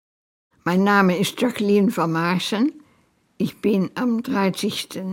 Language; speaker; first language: German; non-native, fluent; Dutch